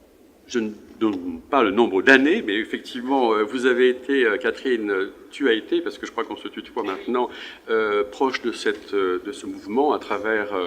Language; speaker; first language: French; native; French